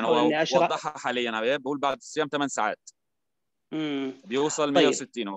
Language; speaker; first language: Arabic; native; Arabic